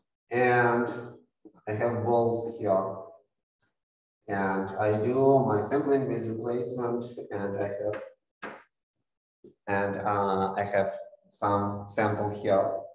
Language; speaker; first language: English; non-native, fluent; Russian